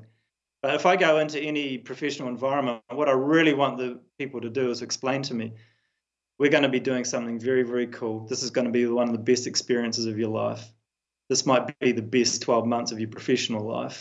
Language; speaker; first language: English; native; English